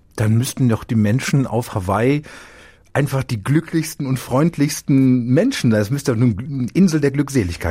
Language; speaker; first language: German; native; German